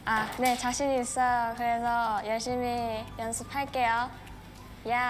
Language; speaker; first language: Korean; non-native, fluent; Japanese